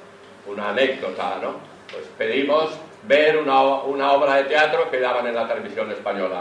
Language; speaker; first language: Spanish; native; Spanish